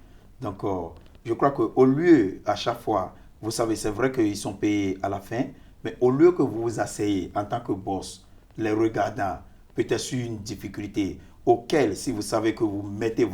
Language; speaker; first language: French; non-native, fluent; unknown